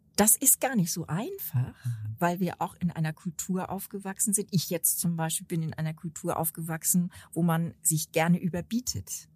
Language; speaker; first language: German; native; German